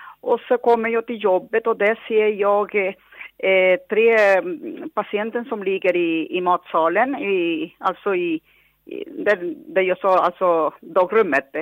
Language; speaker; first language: Swedish; non-native, local second language; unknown